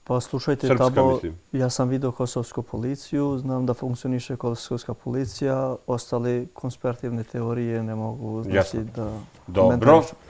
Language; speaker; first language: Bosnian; non-native, local second language; Albanian